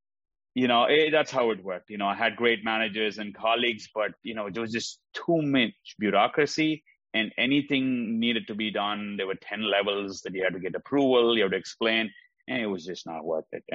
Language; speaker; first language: English; non-native, local second language; Tamil